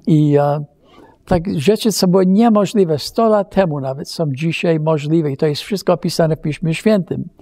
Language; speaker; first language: Polish; early bilingual, heritage; Polish